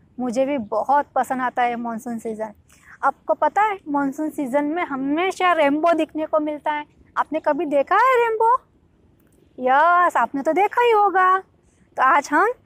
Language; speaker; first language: Hindi; non-native, local second language; Gujarati